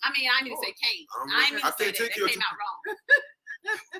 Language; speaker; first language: English; native; English